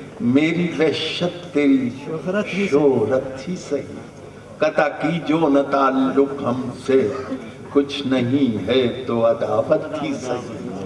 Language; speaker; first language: Urdu; non-native, local second language; Punjabi